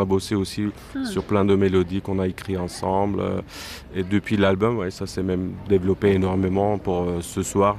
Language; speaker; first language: French; non-native, fluent; Turkish